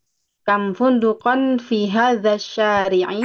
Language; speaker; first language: Arabic; non-native, learner; Indonesian